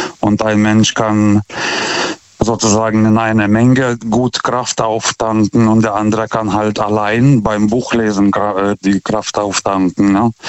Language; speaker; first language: German; non-native, fluent; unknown